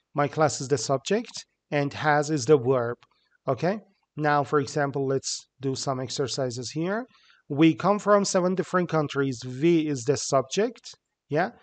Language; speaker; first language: English; non-native, fluent; Persian